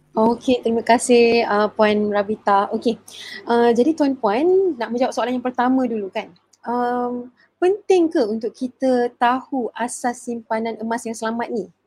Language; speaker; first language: Malay; native; Malay